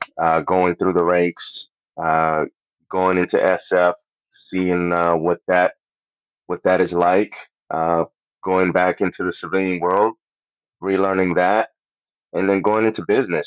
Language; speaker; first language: English; non-native, fluent; Spanish